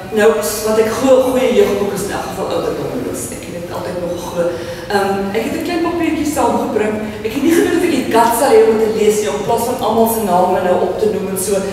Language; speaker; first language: Afrikaans; native; Afrikaans